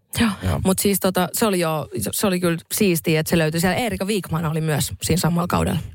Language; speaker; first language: Finnish; native; Finnish